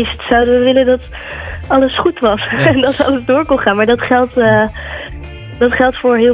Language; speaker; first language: Dutch; native; Dutch